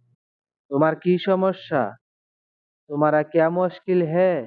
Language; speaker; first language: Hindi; non-native, learner; Bangla